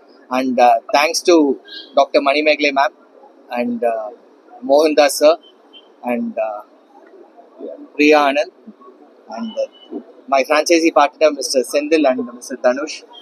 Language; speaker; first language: English; non-native, local second language; Tamil